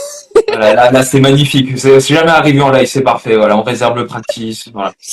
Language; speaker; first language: French; native; French